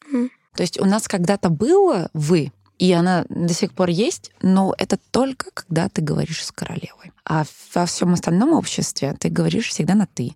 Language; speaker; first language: Russian; early bilingual, heritage; Russian